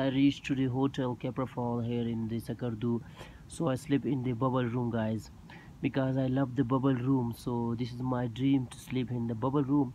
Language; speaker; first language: English; non-native, local second language; Urdu